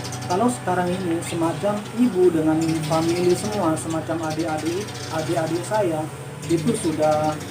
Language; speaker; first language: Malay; non-native, local second language; Madurese